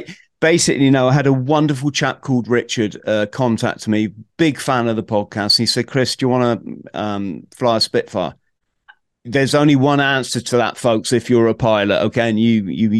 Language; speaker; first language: English; native; English